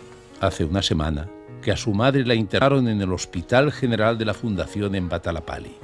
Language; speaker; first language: Spanish; native; Spanish